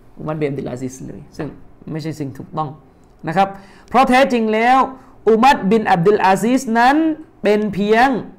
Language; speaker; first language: Thai; native; Thai